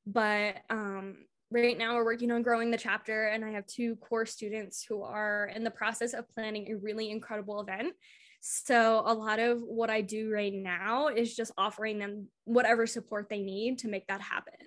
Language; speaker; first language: English; native; English